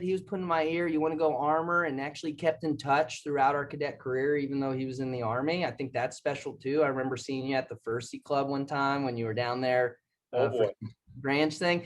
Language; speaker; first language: English; native; English